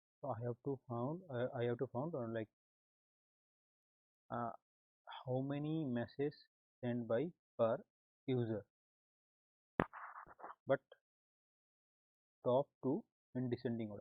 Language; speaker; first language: English; non-native, local second language; Hindi